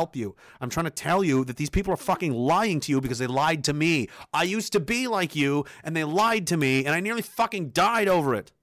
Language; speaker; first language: English; early bilingual, other home language; Danish